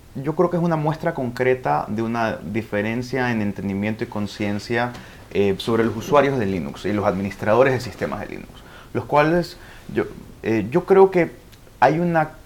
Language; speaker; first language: Spanish; early bilingual, heritage; Spanish